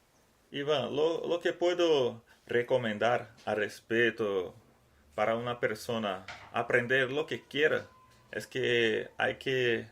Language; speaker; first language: Spanish; non-native, learner; Portuguese